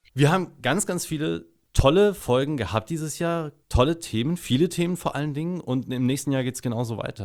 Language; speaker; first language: German; native; German